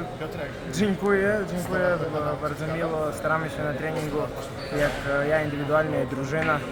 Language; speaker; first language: Polish; non-native, learner; Ukrainian